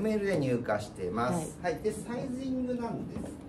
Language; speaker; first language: Japanese; native; Japanese